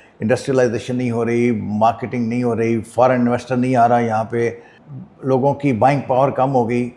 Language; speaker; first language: Urdu; native; Urdu